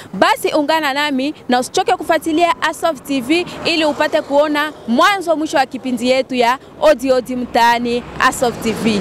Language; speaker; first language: Swahili; native; Swahili